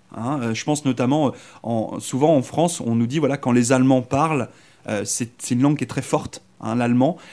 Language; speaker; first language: French; native; French